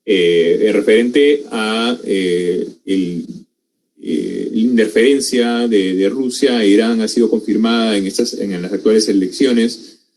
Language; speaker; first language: Spanish; native; Spanish